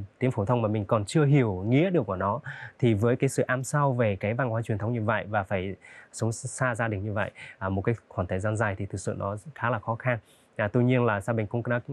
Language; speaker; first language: Vietnamese; non-native, local second language; Hmong